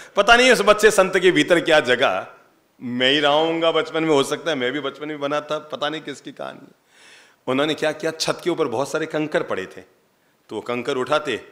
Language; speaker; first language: Hindi; native; Hindi